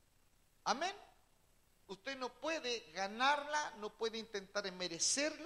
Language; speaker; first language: Spanish; native; Spanish